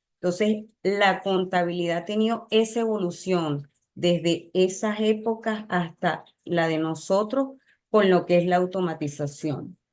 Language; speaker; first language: Spanish; native; Spanish